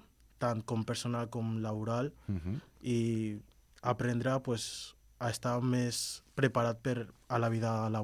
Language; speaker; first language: Catalan; early bilingual, other home language; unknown